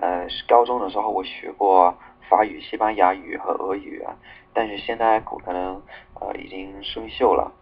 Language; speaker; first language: Chinese; non-native, fluent; English